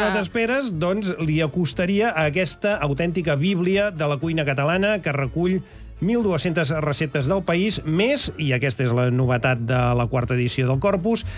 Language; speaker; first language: Catalan; native; Catalan